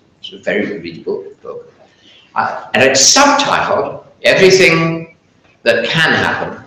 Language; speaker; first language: English; native; English